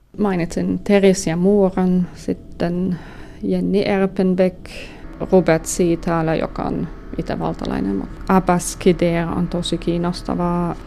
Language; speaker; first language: Finnish; non-native, fluent; German